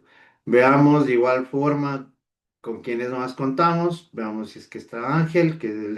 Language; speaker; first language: Spanish; native; Spanish